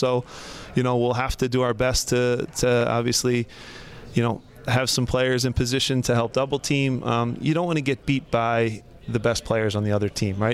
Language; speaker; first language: English; native; English